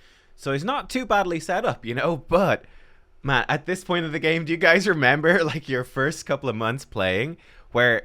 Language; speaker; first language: English; native; English